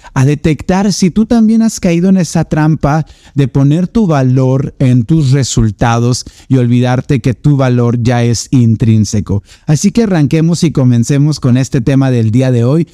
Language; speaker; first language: Spanish; native; Spanish